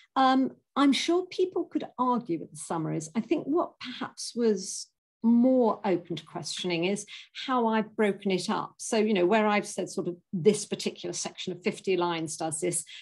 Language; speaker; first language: English; native; English